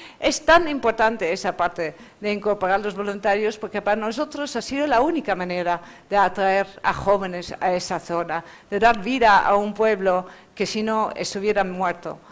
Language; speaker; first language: Spanish; non-native, fluent; Dutch